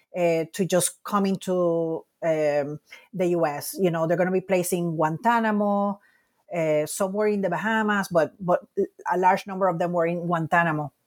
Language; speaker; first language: English; non-native, fluent; Spanish